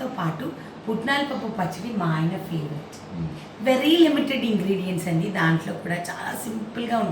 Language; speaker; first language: Telugu; native; Telugu